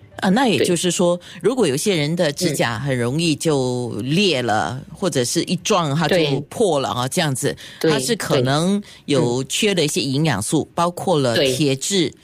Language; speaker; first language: Chinese; native; Chinese